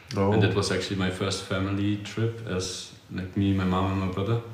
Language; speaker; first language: English; early bilingual, other home language; Polish